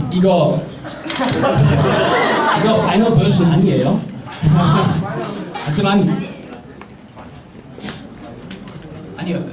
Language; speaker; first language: Korean; non-native, learner; German